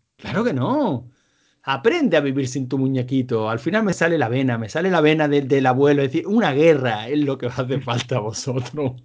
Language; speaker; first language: Spanish; native; Spanish